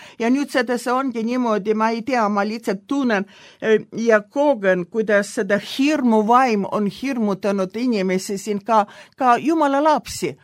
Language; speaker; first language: Estonian; non-native, local second language; Russian